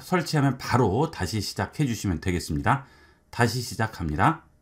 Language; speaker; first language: Korean; native; Korean